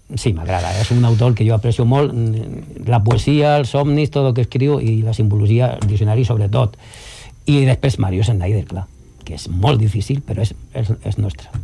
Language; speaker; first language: Catalan; non-native, local second language; Spanish